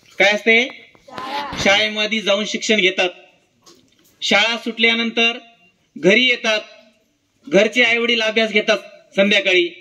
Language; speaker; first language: Marathi; non-native, local second language; Urdu